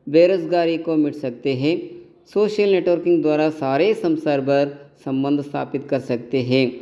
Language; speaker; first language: Hindi; non-native, local second language; Kannada